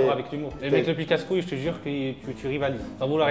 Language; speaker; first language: French; native; French